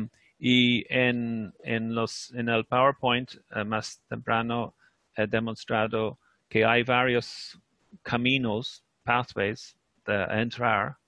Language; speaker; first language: Spanish; non-native, fluent; English